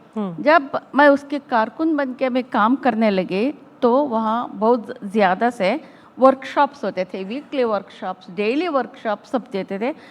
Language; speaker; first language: Hindi; non-native, local second language; Urdu